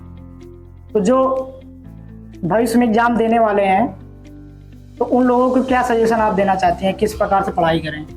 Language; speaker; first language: Hindi; native; Hindi